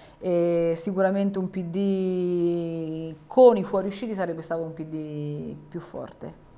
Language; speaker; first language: Italian; native; Italian